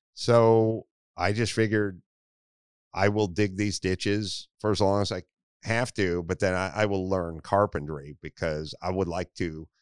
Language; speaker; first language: English; native; English